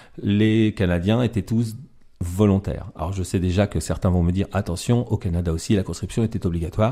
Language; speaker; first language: French; native; French